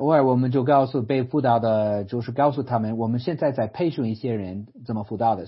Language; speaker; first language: Chinese; non-native, fluent; English